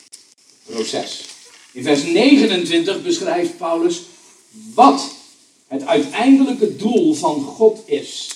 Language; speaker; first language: Dutch; native; Dutch